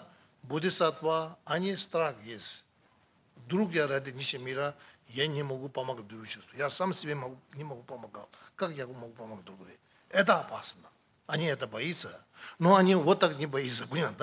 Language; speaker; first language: Russian; non-native, learner; Tibetan